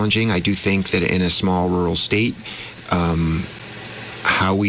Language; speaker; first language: English; native; English